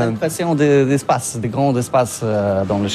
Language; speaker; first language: French; non-native, learner; Polish